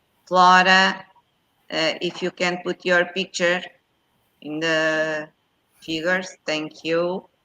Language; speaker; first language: English; non-native, fluent; Portuguese